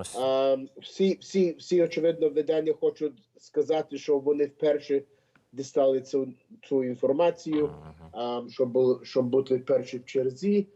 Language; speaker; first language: Ukrainian; early bilingual, heritage; Ukrainian